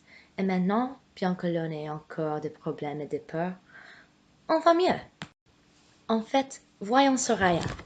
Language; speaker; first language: French; non-native, fluent; English